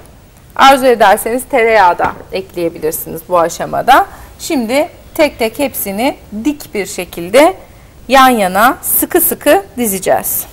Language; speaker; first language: Turkish; native; Turkish